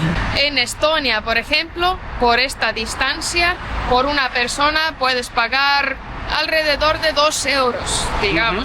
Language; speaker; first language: Spanish; non-native, fluent; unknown